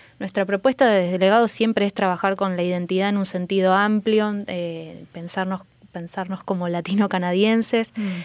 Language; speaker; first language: Spanish; native; Spanish